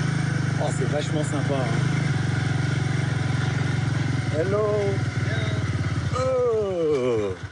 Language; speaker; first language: French; native; French